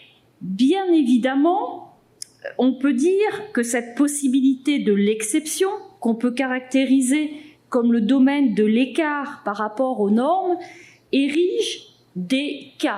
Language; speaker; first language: French; native; French